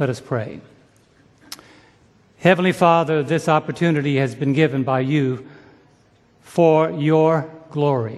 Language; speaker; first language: English; native; English